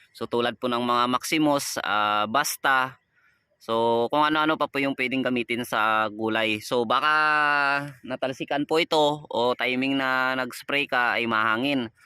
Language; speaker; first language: Filipino; non-native, local second language; Kinaray-a